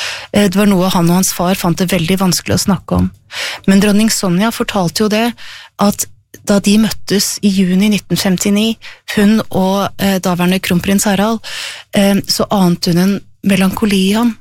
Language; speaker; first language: Norwegian; native; Norwegian